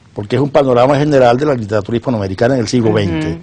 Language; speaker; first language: Spanish; native; Spanish